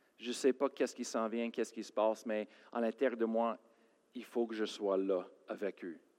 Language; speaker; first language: French; non-native, fluent; English